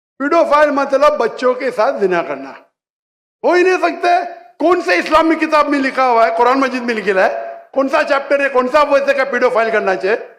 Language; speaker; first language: Urdu; non-native, local second language; Konkani